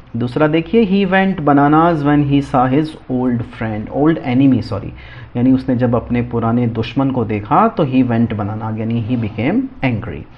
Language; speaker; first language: Hindi; native; Hindi